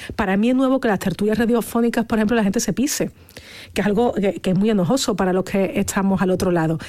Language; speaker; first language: Spanish; native; Spanish